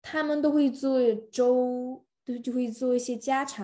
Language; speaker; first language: Chinese; early bilingual, other home language; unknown